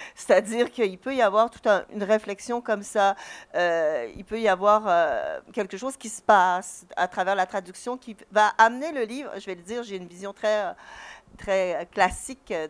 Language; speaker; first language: French; native; French